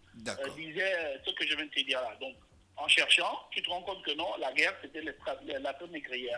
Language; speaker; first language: French; native; French